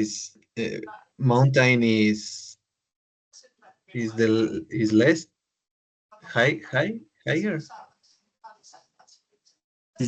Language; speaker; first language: English; non-native, learner; Spanish